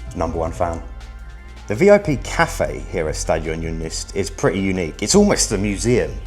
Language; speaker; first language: English; native; English